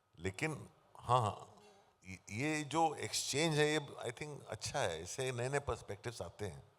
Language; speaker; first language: Hindi; native; Hindi